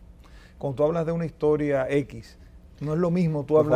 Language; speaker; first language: Spanish; native; Spanish